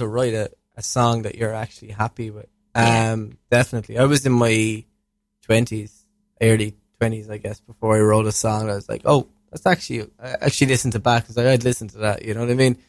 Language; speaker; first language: English; native; English